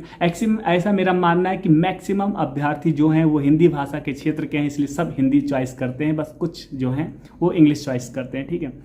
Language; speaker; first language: Hindi; native; Hindi